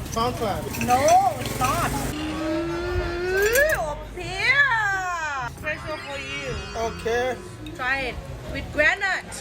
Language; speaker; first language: English; non-native, learner; Thai